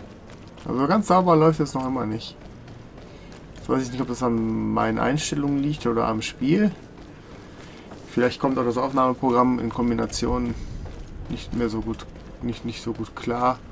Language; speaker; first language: German; native; German